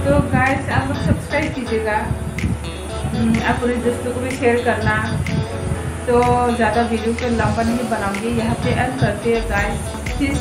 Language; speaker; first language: Hindi; non-native, local second language; Bangla